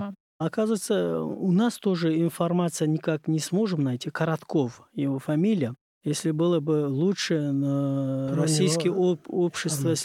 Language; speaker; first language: Russian; non-native, learner; Uzbek